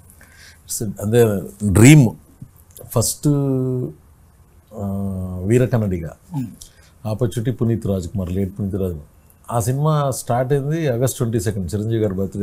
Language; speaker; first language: Telugu; native; Telugu